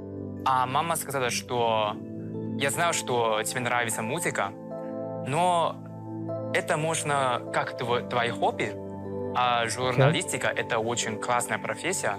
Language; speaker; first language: Russian; non-native, learner; Chinese